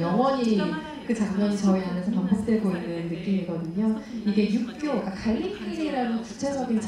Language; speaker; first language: Korean; native; Korean